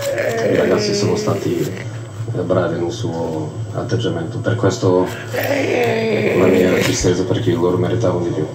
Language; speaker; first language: Italian; non-native, fluent; Portuguese